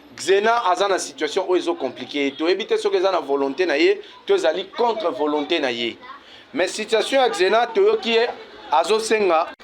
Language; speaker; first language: Lingala; native; Lingala